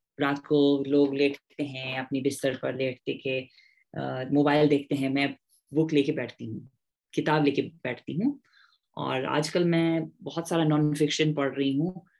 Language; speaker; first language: Hindi; non-native, fluent; English